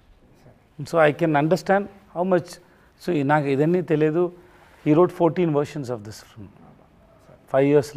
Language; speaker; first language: Telugu; non-native, learner; Tamil